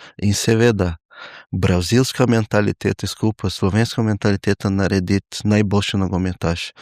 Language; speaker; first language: Slovenian; non-native, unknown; Portuguese